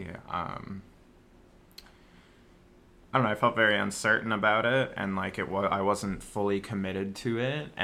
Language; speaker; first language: English; native; English